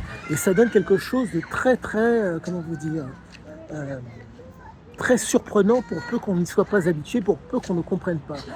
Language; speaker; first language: French; native; French